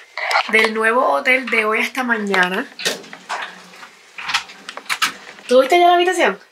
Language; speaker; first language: Spanish; native; Spanish